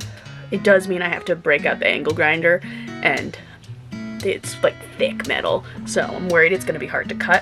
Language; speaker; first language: English; native; English